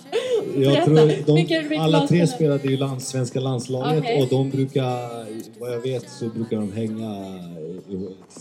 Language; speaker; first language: Swedish; early bilingual, other home language; Turkish